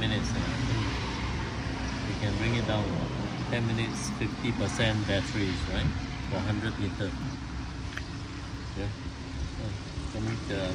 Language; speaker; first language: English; non-native, learner; Chinese